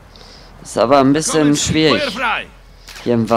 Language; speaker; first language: German; native; German